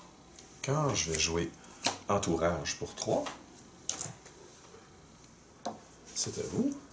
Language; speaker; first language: French; native; French